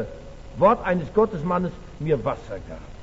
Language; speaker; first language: German; native; German